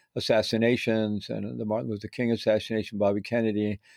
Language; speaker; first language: English; native; English